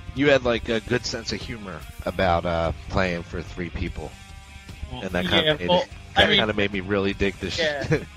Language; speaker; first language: English; native; English